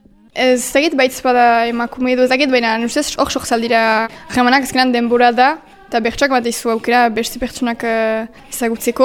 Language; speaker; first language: Basque; native; Basque